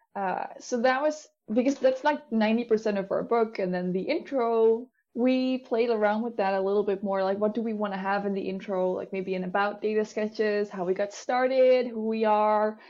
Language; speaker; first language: English; non-native, fluent; Dutch